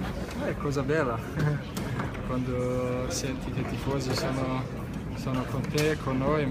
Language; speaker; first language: Italian; non-native, fluent; Bosnian